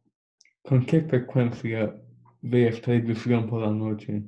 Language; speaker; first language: Spanish; non-native, learner; English